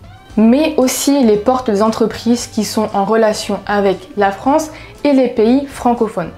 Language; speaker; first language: French; native; French